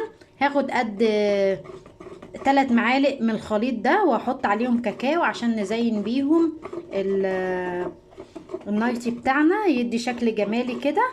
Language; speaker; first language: Arabic; native; Arabic